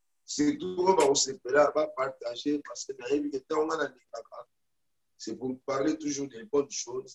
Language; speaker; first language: French; non-native, local second language; Lingala